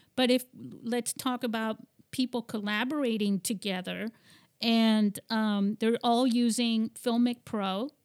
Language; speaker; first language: English; early bilingual, heritage; English